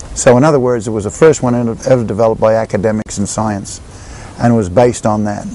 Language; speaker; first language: English; native; English